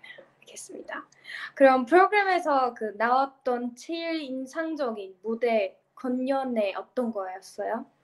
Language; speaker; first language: Korean; non-native, learner; Turkish